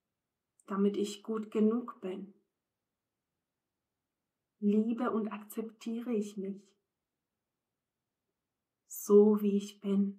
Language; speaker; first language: German; non-native, fluent; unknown